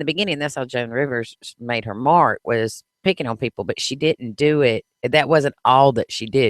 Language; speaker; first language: English; native; English